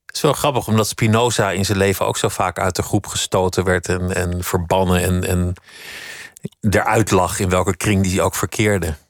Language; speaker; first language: Dutch; native; Dutch